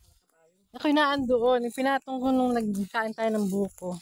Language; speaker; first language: Filipino; native; Filipino